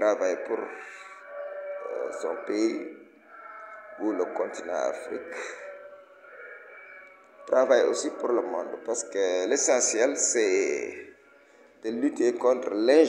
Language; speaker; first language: French; non-native, local second language; Wolof